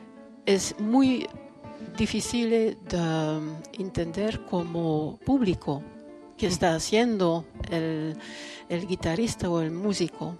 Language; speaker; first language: Spanish; non-native, learner; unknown